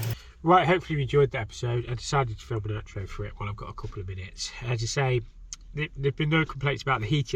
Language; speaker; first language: English; native; English